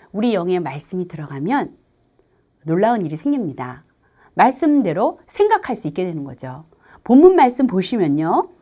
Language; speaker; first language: Korean; native; Korean